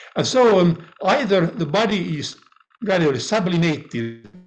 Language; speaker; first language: English; non-native, fluent; Finnish